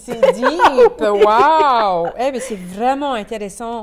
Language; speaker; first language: French; native; French